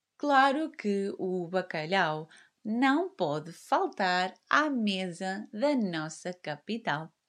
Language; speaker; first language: Portuguese; native; Portuguese